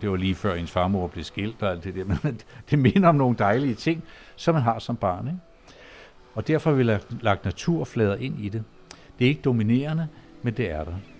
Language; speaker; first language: Danish; native; Danish